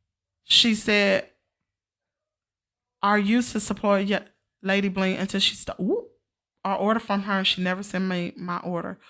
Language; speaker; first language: English; native; English